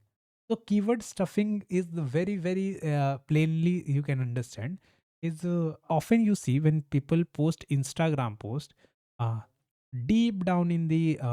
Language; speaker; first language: English; non-native, local second language; Hindi